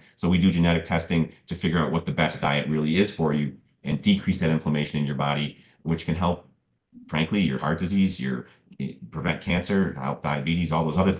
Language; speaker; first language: English; native; English